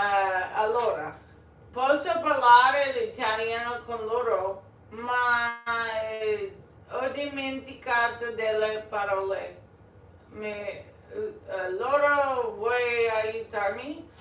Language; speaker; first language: Italian; non-native, learner; English